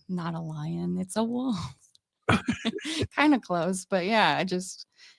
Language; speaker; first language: English; native; English